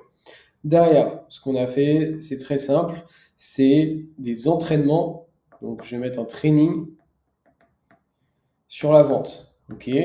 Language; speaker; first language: French; native; French